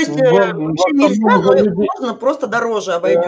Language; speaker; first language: Russian; native; Russian